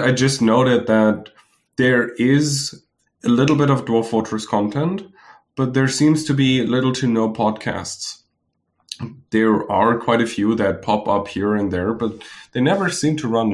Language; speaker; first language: English; non-native, fluent; German